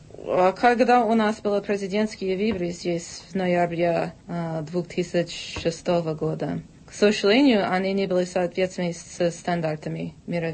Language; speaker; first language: Russian; non-native, fluent; English